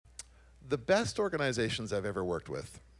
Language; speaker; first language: English; native; English